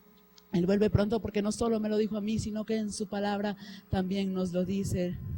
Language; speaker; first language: Spanish; native; Spanish